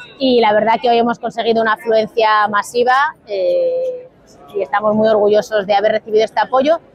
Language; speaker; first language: Spanish; native; Spanish